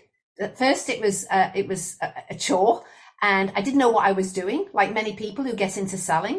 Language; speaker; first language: English; native; English